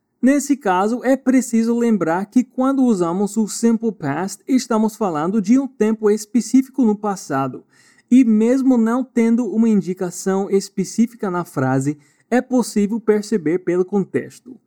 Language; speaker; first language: Portuguese; native; Portuguese